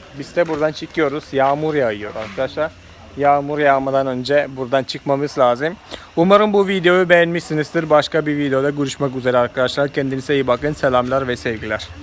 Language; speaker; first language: Turkish; non-native, fluent; Malayalam